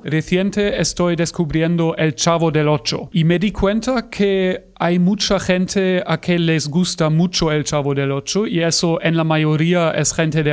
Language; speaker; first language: Spanish; non-native, fluent; German